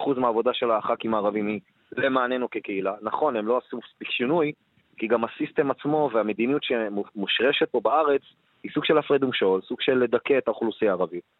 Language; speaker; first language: Hebrew; non-native, local second language; Arabic